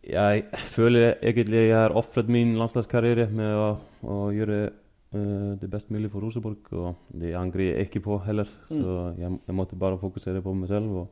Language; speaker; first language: Norwegian; non-native, fluent; Icelandic